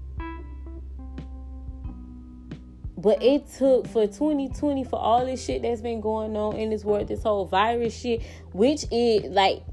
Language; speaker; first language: English; native; English